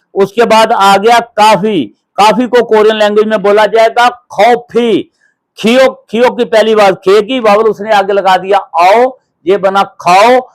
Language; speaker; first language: Urdu; native; Urdu